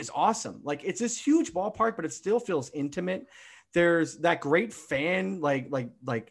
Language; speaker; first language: English; native; English